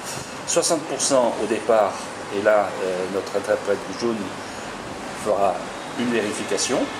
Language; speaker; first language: French; native; French